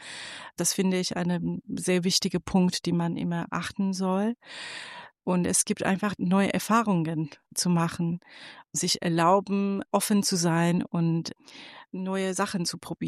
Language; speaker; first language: German; non-native, fluent; Persian